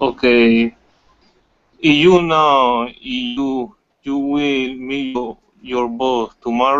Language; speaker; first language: English; non-native, learner; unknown